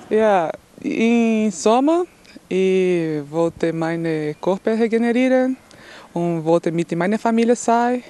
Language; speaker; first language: German; non-native, learner; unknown